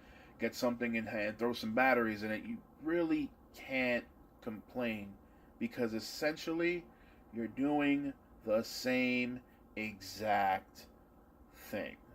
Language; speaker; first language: English; native; English